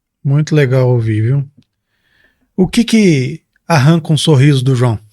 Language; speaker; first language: Portuguese; native; Portuguese